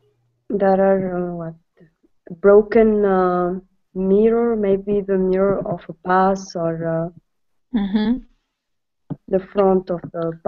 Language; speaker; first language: English; non-native, learner; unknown